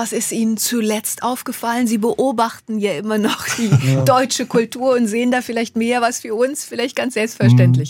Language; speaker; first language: German; native; German